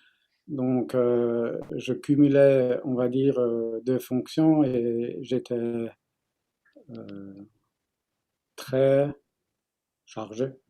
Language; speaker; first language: French; non-native, fluent; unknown